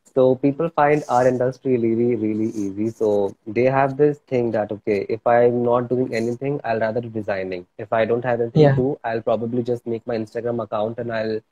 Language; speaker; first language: English; non-native, local second language; Hindi